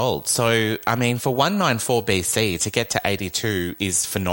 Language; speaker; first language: English; native; English